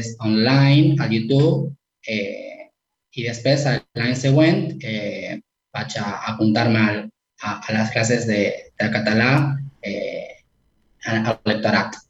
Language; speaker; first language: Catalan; non-native, learner; Spanish